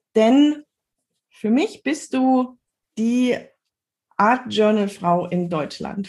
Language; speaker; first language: German; native; German